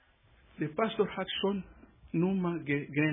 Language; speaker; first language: German; non-native, learner; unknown